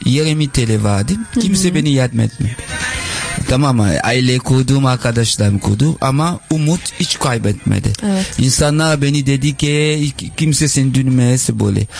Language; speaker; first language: Turkish; non-native, learner; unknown